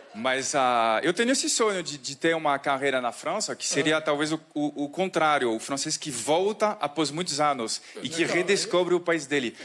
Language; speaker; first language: Portuguese; non-native, fluent; French